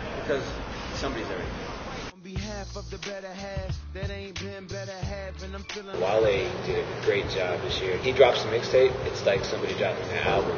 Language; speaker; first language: English; native; English